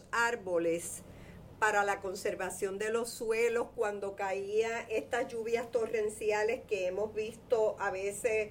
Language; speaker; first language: Spanish; native; Spanish